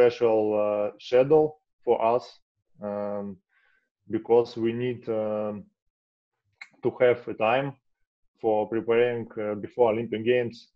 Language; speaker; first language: English; non-native, learner; Russian